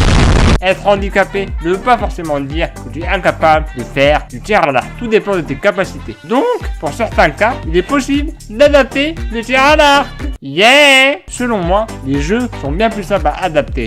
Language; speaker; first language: French; native; French